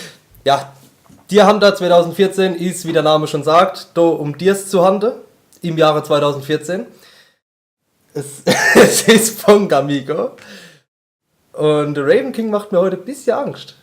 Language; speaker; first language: German; native; German